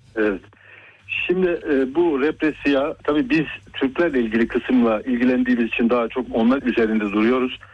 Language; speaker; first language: Turkish; native; Turkish